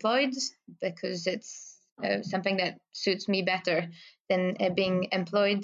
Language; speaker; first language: English; non-native, fluent; French